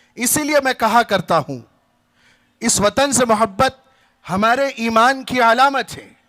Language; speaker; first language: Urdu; native; Urdu